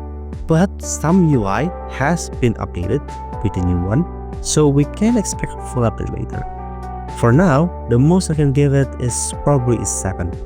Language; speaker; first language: English; non-native, fluent; Indonesian